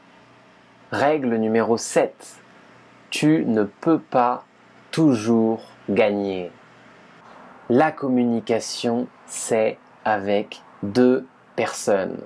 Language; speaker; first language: French; native; French